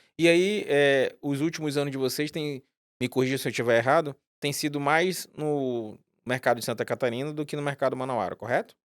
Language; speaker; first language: Portuguese; native; Portuguese